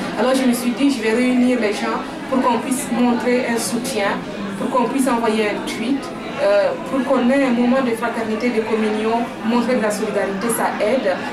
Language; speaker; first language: French; non-native, local second language; Mossi